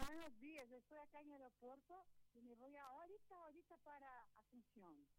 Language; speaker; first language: Spanish; non-native, fluent; Portuguese